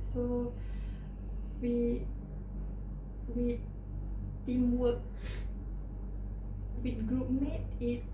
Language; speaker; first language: English; non-native, learner; Malay